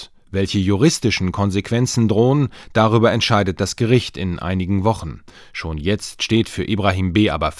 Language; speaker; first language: German; native; German